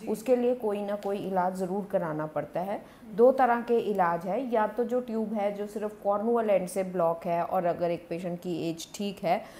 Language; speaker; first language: Hindi; non-native, local second language; Punjabi